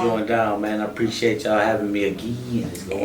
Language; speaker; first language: English; native; English